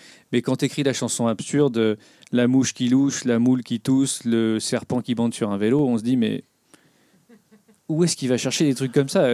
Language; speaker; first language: French; native; French